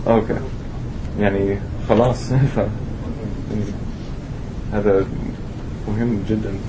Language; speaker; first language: Arabic; non-native, learner; English